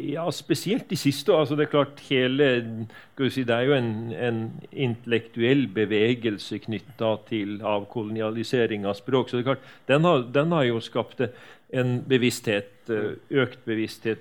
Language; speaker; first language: Norwegian; native; Norwegian